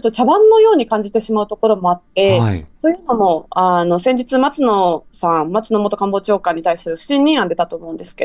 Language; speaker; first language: Japanese; native; Japanese